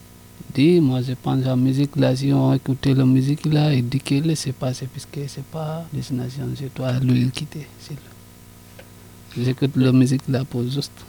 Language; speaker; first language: French; non-native, local second language; Susu